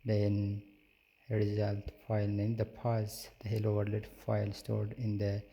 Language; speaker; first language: English; non-native, local second language; Amharic